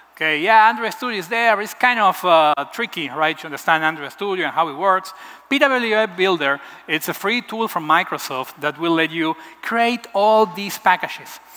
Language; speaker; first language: English; non-native, fluent; Spanish